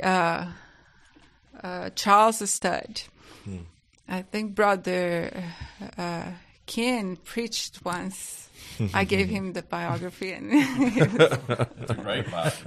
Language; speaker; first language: English; non-native, fluent; Portuguese